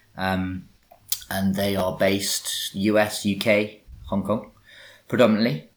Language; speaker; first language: English; native; English